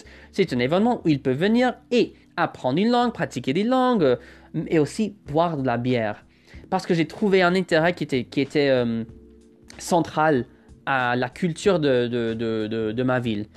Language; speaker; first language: French; non-native, fluent; English